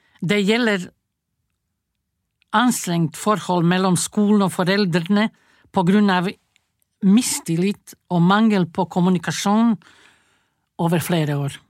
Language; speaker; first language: Norwegian; non-native, fluent; Croatian